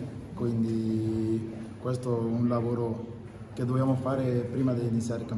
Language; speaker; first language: Italian; non-native, learner; Spanish